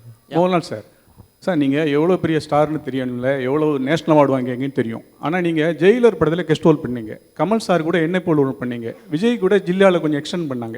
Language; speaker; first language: Tamil; native; Tamil